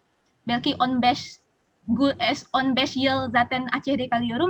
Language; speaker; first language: Turkish; non-native, learner; Indonesian